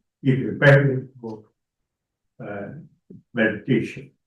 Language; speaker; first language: English; non-native, local second language; Chinese